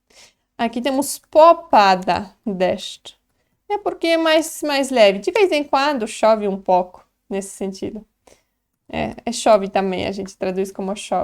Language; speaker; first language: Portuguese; non-native, fluent; Polish